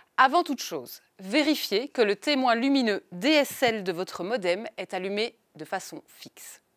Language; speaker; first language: French; native; French